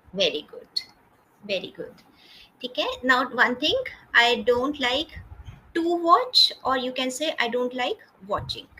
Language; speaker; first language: English; non-native, fluent; Hindi